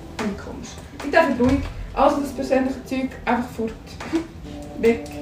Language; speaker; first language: German; native; German